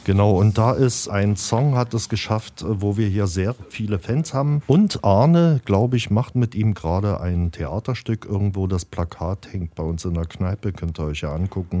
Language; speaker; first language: German; native; German